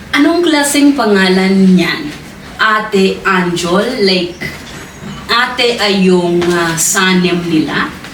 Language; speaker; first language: Filipino; non-native, fluent; Swahili